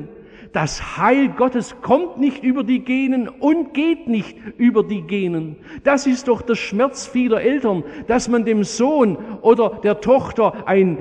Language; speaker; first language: German; native; German